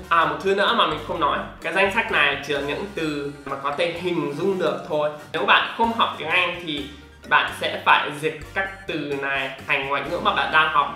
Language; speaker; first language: Vietnamese; non-native, fluent; English